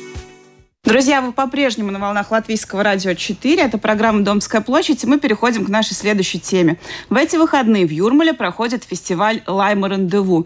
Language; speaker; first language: Russian; native; Russian